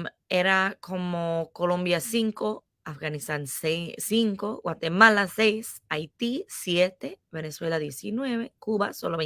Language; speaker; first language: Spanish; non-native, fluent; English